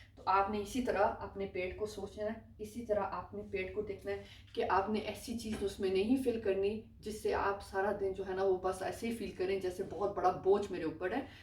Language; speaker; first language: Urdu; non-native, local second language; Punjabi